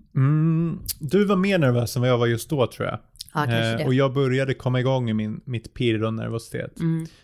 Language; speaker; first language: Swedish; early bilingual, other home language; Persian